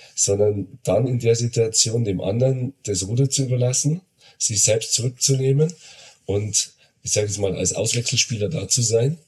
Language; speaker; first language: German; non-native, fluent; Spanish